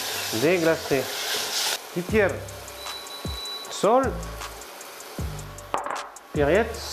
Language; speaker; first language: Russian; non-native, learner; French